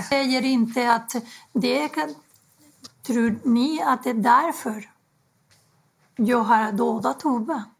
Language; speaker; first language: Swedish; non-native, fluent; Spanish